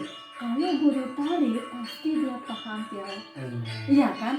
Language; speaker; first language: Indonesian; non-native, local second language; Balinese